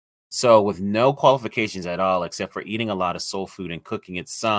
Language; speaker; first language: English; native; English